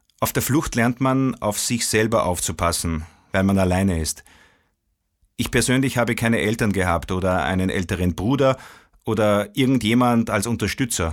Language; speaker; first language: German; non-native, fluent; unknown